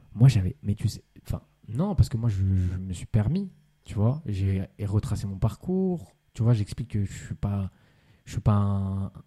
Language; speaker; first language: French; native; French